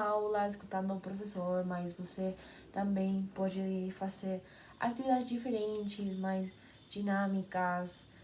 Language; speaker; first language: Portuguese; non-native, learner; Spanish